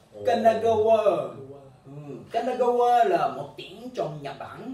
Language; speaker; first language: Vietnamese; non-native, learner; Japanese